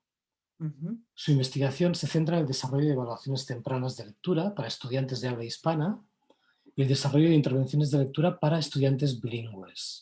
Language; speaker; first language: Spanish; non-native, local second language; Catalan